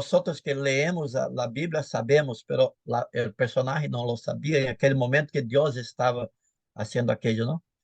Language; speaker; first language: Spanish; non-native, fluent; Portuguese